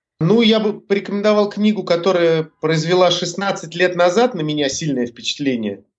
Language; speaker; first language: Russian; native; Russian